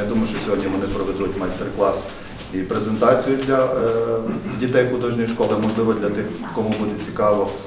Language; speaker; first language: Ukrainian; native; Ukrainian